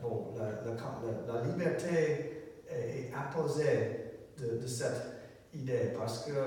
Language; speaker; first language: French; non-native, learner; English